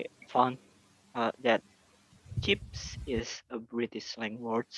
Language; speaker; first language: English; non-native, learner; Indonesian